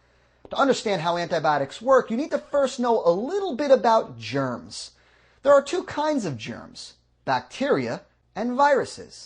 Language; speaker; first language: English; native; English